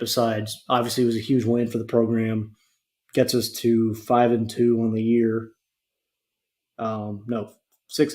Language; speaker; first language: English; native; English